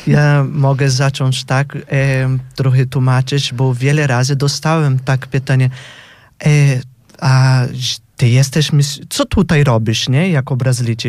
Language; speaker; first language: Polish; non-native, fluent; Portuguese